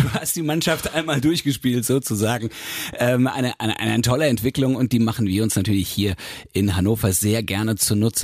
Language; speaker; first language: German; native; German